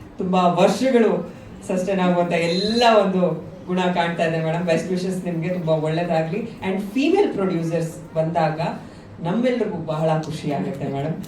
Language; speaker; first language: Kannada; native; Kannada